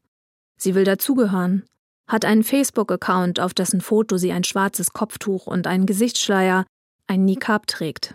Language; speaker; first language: German; native; German